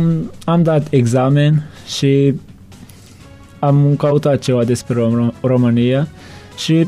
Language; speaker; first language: Romanian; non-native, learner; Turkmen